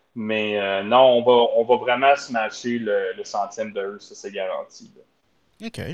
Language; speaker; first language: French; native; French